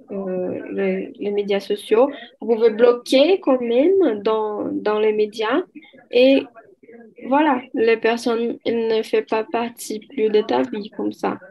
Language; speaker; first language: French; non-native, learner; Portuguese